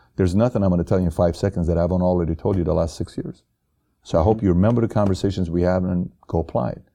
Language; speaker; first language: English; non-native, fluent; Persian